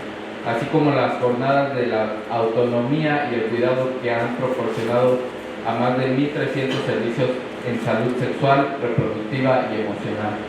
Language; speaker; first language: Spanish; native; Spanish